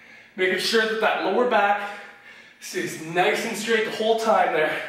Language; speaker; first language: English; native; English